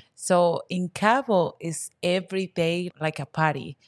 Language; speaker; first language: English; non-native, learner; Spanish